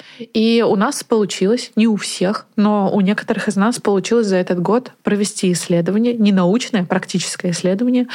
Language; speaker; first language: Russian; native; Russian